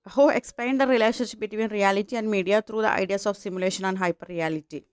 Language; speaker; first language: English; non-native, local second language; Malayalam